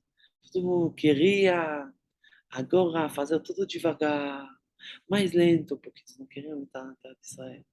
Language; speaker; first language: Portuguese; non-native, fluent; Hebrew